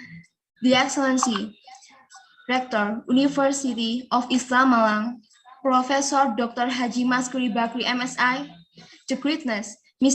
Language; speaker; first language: English; non-native, learner; Indonesian